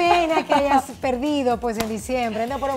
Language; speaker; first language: Spanish; native; Spanish